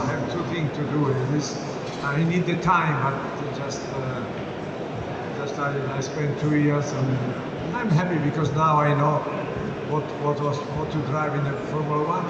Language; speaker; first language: English; non-native, learner; Italian